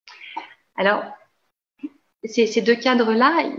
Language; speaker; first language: French; native; French